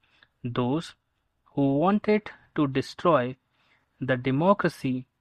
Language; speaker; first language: English; non-native, local second language; Hindi